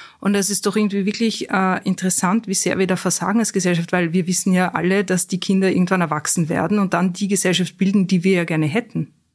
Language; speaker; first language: German; native; German